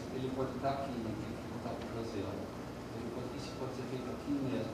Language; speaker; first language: Portuguese; early bilingual, heritage; Portuguese